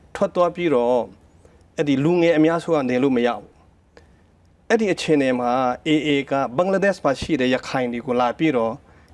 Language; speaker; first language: Burmese; non-native, local second language; Hakha Chin